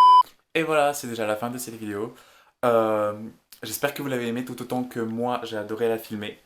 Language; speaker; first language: French; native; French